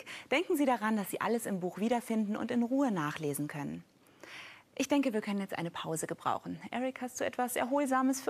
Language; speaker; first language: German; native; German